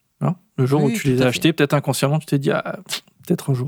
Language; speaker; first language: French; native; French